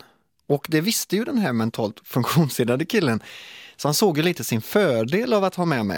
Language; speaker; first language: Swedish; native; Swedish